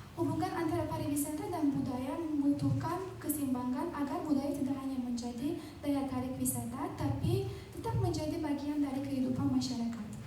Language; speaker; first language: Indonesian; non-native, fluent; Azerbaijani